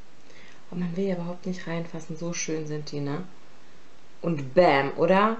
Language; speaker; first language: German; native; German